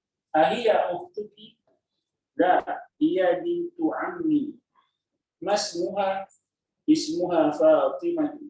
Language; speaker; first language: Arabic; non-native, learner; Indonesian